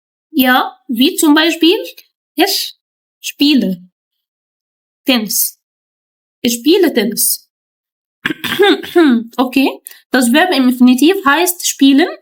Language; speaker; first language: German; non-native, learner; Arabic